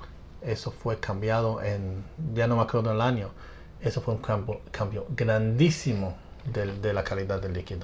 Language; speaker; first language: Spanish; non-native, fluent; English